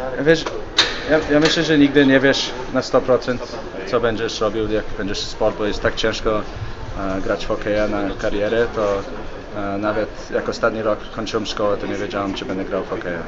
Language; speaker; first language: Polish; early bilingual, heritage; English